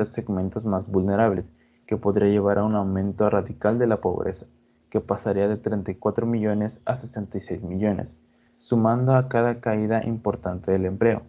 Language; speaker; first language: Spanish; native; Spanish